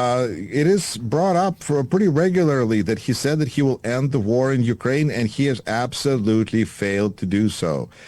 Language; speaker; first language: English; non-native, fluent; Russian